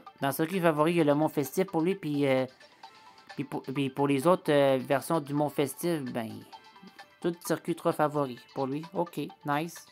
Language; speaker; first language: French; native; French